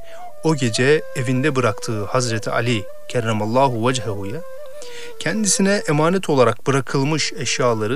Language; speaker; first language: Turkish; native; Turkish